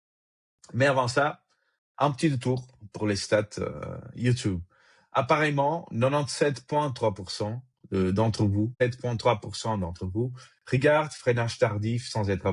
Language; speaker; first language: French; native; French